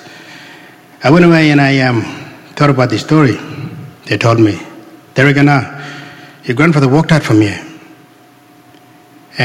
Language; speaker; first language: English; non-native, local second language; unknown